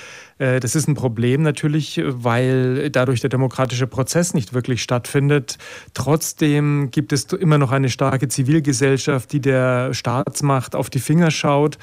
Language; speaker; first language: German; native; German